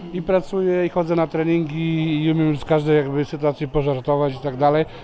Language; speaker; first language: Polish; non-native, fluent; Serbian